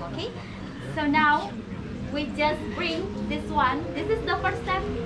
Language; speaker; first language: English; non-native, learner; Balinese